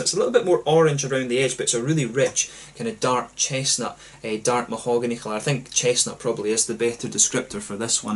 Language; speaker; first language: English; native; English